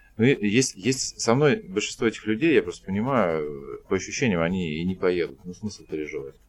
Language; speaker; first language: Russian; native; Russian